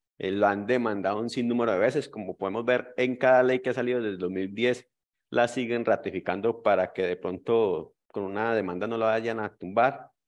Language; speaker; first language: Spanish; native; Spanish